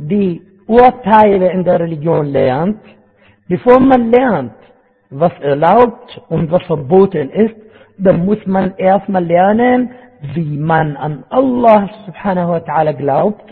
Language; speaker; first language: German; non-native, fluent; Arabic